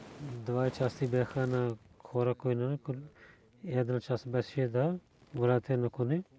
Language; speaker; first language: Bulgarian; non-native, learner; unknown